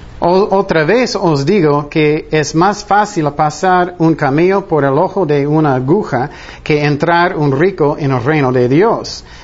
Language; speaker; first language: Spanish; non-native, fluent; English